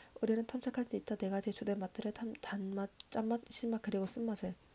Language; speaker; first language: Korean; native; Korean